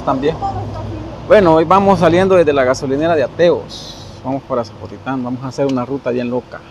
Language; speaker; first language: Spanish; native; Spanish